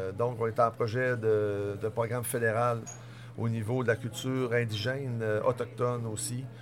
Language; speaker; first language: French; native; French